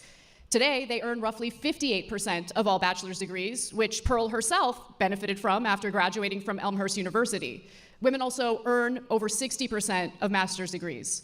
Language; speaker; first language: English; native; English